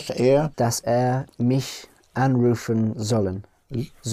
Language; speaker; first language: German; non-native, learner; English